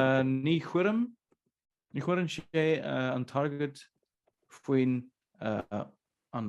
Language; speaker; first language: Irish; non-native, learner; Dutch